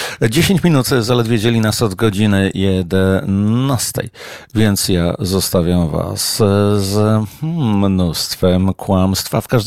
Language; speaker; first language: Polish; native; Polish